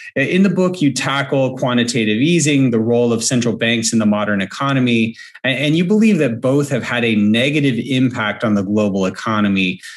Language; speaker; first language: English; native; English